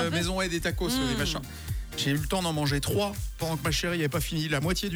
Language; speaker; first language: French; native; French